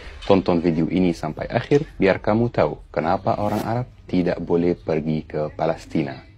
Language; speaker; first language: Indonesian; non-native, fluent; Arabic